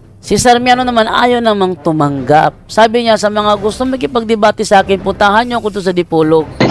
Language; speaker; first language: Filipino; non-native, local second language; Cebuano